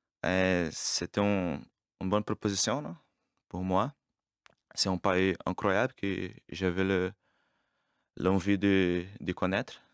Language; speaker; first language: French; non-native, learner; Portuguese